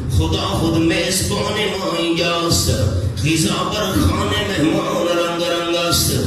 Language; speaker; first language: Urdu; non-native, local second language; Pashto